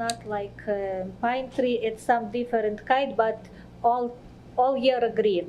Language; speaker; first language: English; non-native, learner; Ukrainian